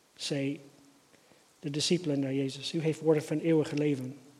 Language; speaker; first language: Dutch; non-native, fluent; English